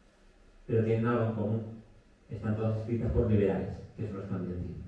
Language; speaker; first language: Spanish; native; Spanish